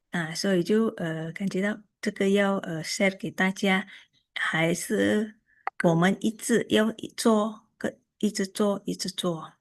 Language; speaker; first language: Chinese; early bilingual, heritage; Chinese